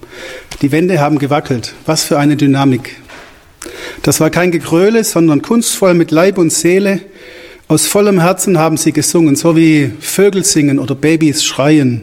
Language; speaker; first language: German; native; German